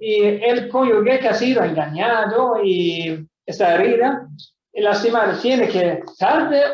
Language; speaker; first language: Spanish; non-native, fluent; Swedish